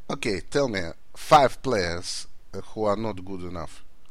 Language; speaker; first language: English; non-native, fluent; Russian